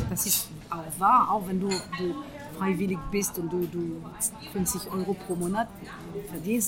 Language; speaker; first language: German; non-native, fluent; French